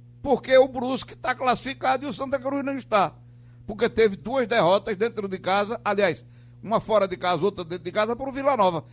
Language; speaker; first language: Portuguese; native; Portuguese